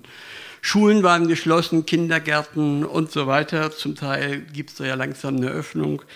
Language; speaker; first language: German; native; German